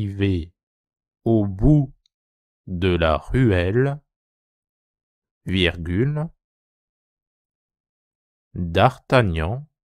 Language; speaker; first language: French; non-native, fluent; Japanese